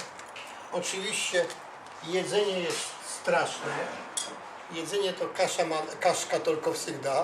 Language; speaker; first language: Polish; non-native, learner; Russian